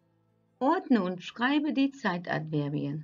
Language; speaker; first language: German; non-native, fluent; Turkish